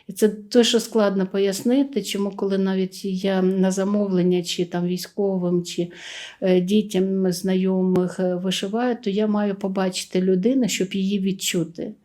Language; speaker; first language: Ukrainian; native; Ukrainian